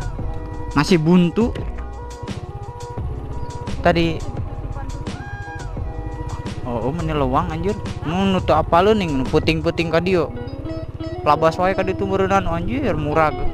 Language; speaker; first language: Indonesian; non-native, local second language; Sundanese